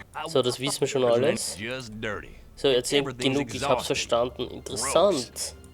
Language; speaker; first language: German; native; German